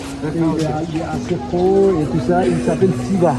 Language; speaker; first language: French; non-native, learner; Nepali